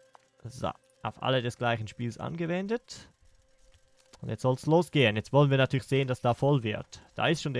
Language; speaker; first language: German; native; German